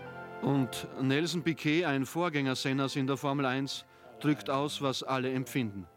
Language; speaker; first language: German; native; German